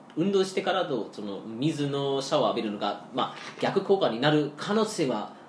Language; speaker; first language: Japanese; non-native, fluent; English